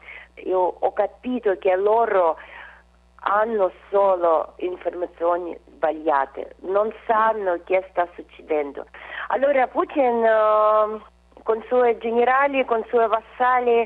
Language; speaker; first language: Italian; non-native, fluent; Russian